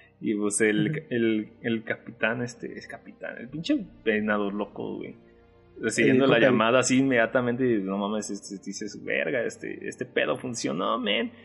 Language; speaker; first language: Spanish; native; Spanish